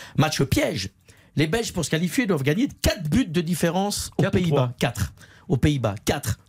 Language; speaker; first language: French; native; French